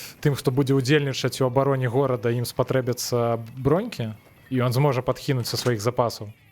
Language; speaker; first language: Belarusian; non-native, local second language; Russian